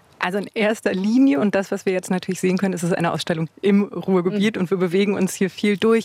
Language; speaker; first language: German; native; German